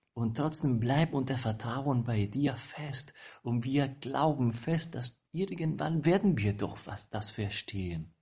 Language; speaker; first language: German; non-native, fluent; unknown